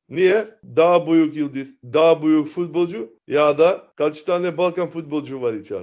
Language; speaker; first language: Turkish; non-native, learner; Macedonian